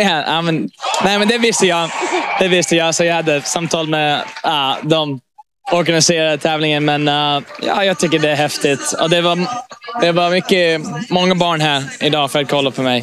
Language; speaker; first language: Swedish; early bilingual, heritage; English